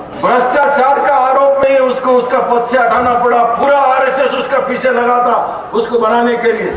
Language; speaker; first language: Hindi; non-native, local second language; Kannada